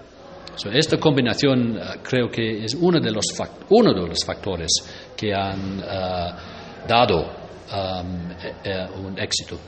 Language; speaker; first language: Spanish; non-native, fluent; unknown